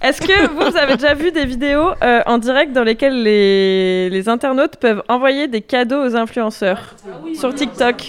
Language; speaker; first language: French; native; French